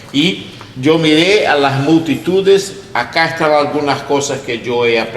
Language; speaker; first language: Spanish; non-native, learner; English